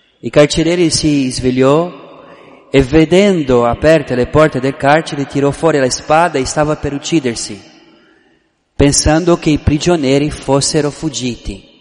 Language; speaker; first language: Italian; non-native, fluent; Portuguese